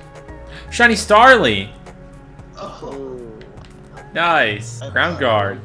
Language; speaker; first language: English; native; English